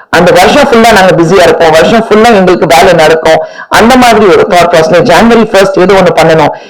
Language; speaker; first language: Tamil; non-native, fluent; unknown